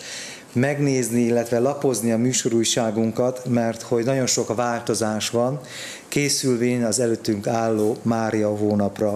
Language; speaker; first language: Hungarian; native; Hungarian